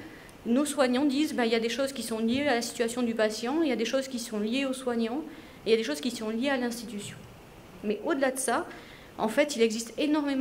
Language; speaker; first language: French; native; French